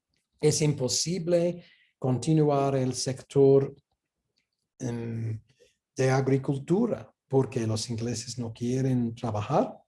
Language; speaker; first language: Spanish; non-native, fluent; English